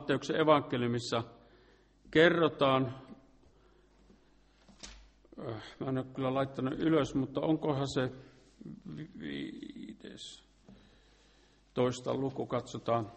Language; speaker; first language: Finnish; native; Finnish